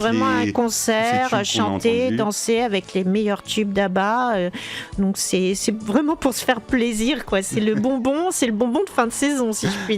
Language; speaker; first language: French; native; French